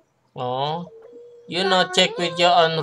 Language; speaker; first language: English; non-native, learner; Indonesian